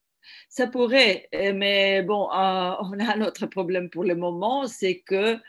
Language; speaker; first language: French; non-native, fluent; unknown